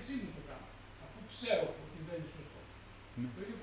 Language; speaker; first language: Greek; native; Greek